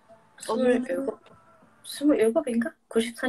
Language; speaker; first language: Korean; non-native, fluent; English